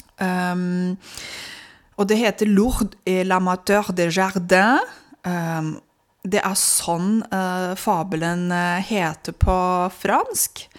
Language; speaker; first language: Norwegian; non-native, fluent; Romanian